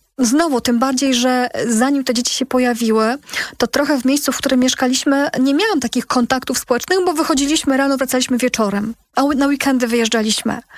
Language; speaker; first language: Polish; native; Polish